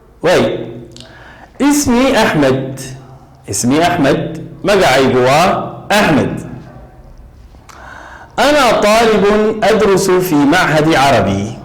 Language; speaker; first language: Arabic; non-native, local second language; Somali